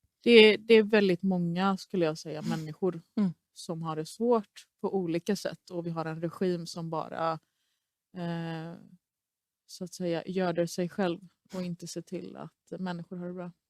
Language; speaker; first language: Swedish; early bilingual, other home language; Persian